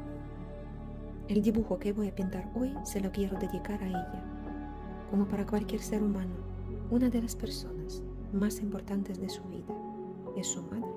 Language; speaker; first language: Spanish; non-native, fluent; Ukrainian